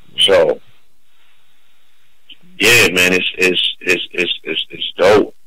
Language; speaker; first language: English; native; English